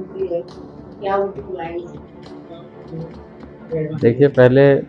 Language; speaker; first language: Hindi; native; Hindi